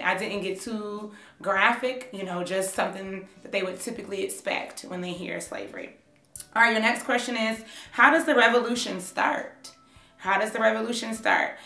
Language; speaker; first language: English; native; English